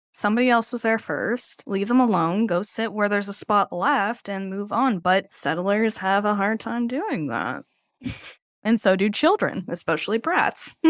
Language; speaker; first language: English; early bilingual, other home language; Norwegian